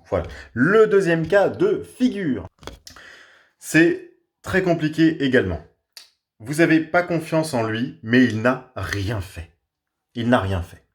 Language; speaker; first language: French; native; French